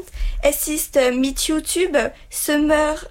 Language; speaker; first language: German; non-native, learner; French